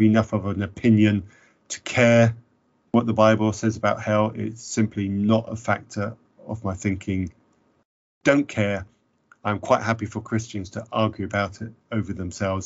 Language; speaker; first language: English; native; English